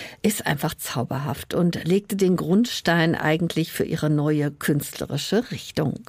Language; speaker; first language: German; native; German